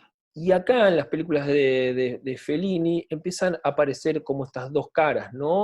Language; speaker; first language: Spanish; native; Spanish